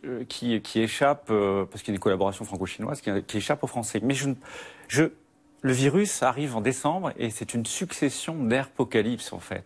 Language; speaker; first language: French; native; French